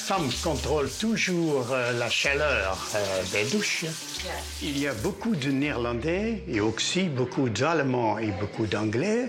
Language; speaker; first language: French; non-native, fluent; Dutch